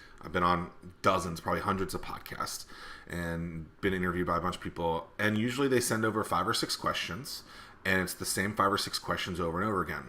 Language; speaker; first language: English; native; English